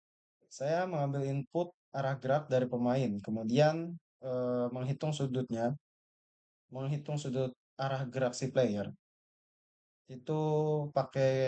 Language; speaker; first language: Indonesian; native; Indonesian